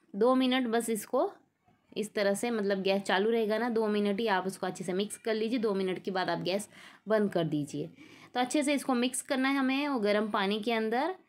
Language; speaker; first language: Hindi; native; Hindi